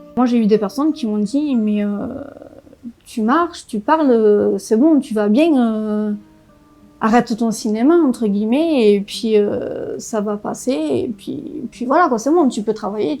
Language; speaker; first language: French; native; French